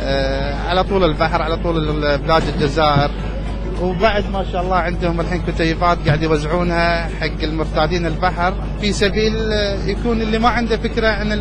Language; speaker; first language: Arabic; native; Arabic